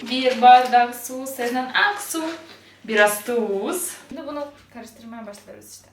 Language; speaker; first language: Turkish; non-native, learner; Ukrainian